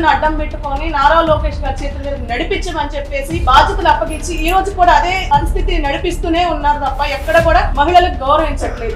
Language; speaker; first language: Telugu; native; Telugu